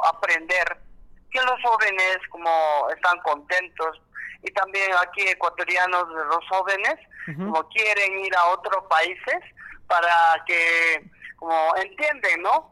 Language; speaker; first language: Spanish; non-native, learner; Korean